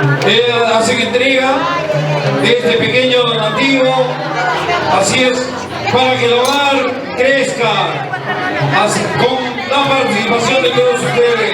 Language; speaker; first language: Spanish; native; Spanish